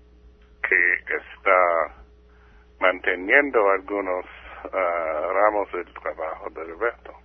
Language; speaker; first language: Spanish; non-native, fluent; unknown